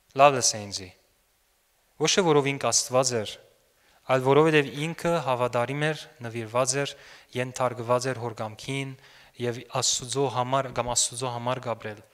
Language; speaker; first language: Armenian; early bilingual, heritage; Armenian